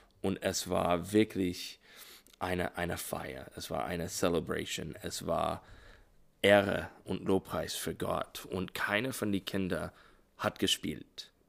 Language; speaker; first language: German; non-native, learner; English